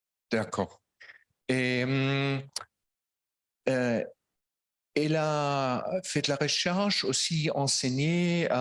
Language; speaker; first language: French; non-native, fluent; Italian